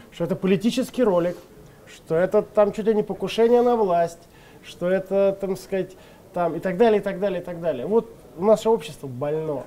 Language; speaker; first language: Russian; native; Russian